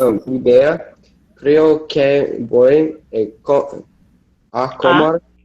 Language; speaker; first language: Spanish; non-native, learner; English